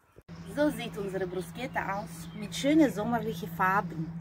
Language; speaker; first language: German; non-native, fluent; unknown